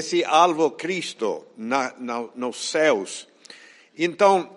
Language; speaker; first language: Portuguese; non-native, fluent; Spanish